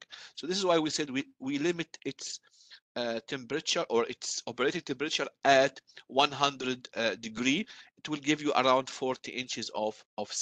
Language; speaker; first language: English; non-native, fluent; Arabic